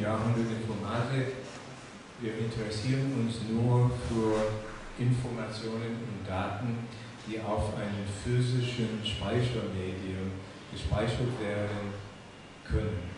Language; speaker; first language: German; non-native, fluent; English